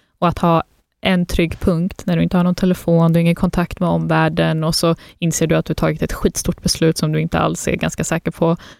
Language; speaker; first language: Swedish; early bilingual, other home language; Persian